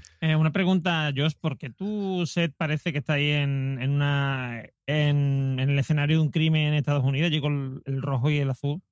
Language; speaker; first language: Spanish; native; Spanish